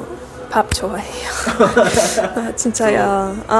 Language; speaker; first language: Korean; non-native, learner; English